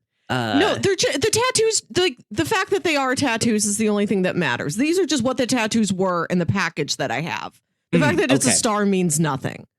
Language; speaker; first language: English; native; English